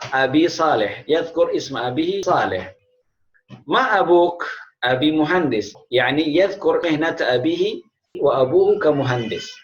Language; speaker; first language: Arabic; non-native, fluent; Indonesian